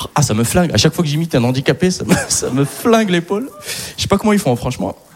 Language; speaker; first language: French; early bilingual, other home language; Arabic